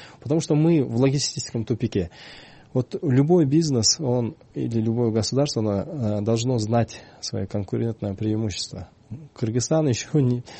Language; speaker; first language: Russian; non-native, local second language; Kyrgyz